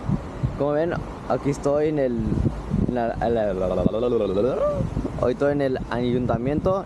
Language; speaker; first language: Spanish; early bilingual, heritage; Spanish